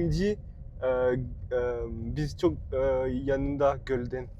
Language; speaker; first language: Turkish; non-native, learner; French